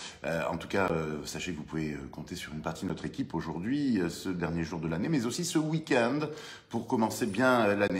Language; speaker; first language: French; native; French